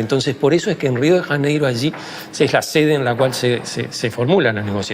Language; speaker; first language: Spanish; native; Spanish